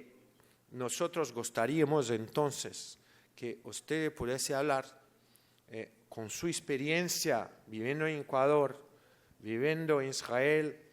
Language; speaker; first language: Spanish; non-native, learner; Portuguese